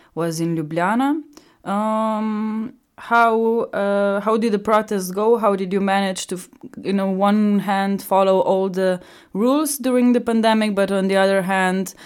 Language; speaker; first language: English; non-native, fluent; Slovenian